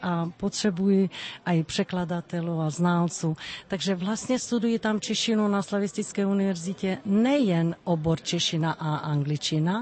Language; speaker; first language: Czech; non-native, fluent; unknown